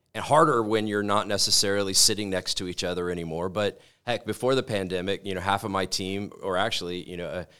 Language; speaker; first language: English; native; English